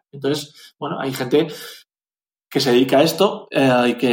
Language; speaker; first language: Spanish; native; Spanish